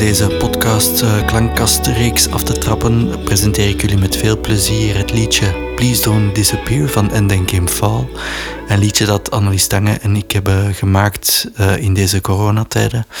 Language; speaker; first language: Dutch; native; Dutch